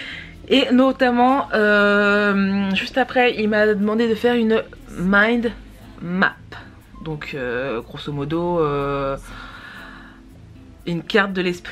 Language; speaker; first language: French; native; French